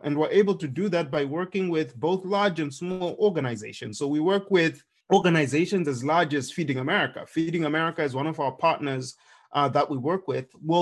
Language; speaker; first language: English; non-native, local second language; Shona